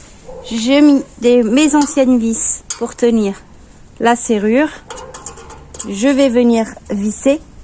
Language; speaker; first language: French; native; French